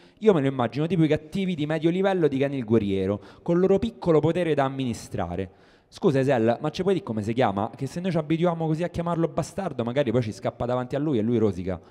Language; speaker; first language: Italian; native; Italian